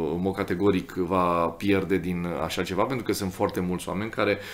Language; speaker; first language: Romanian; native; Romanian